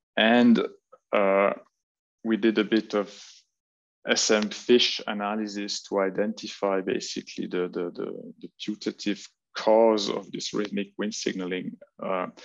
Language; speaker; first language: English; non-native, fluent; French